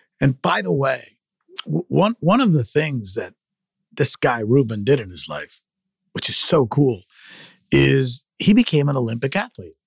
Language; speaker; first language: English; early bilingual, other home language; Spanish